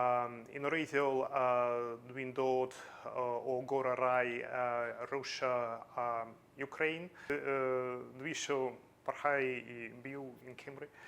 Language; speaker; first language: Welsh; non-native, learner; Russian